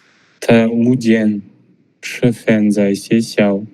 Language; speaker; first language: Chinese; non-native, learner; Kazakh